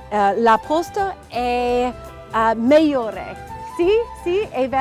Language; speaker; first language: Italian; non-native, learner; English